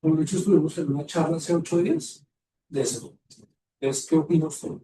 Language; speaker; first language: Spanish; native; Spanish